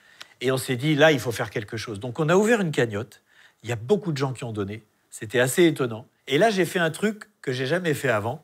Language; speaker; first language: French; native; French